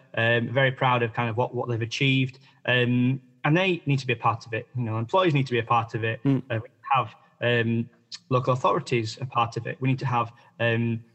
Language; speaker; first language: English; native; English